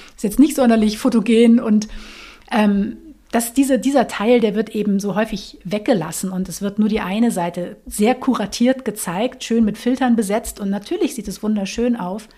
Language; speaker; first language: German; native; German